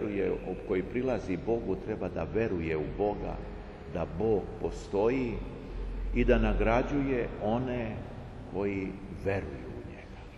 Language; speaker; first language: Serbian; native; Serbian